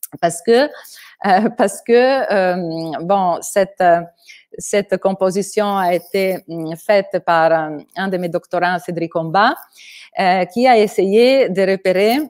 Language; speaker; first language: French; non-native, fluent; Italian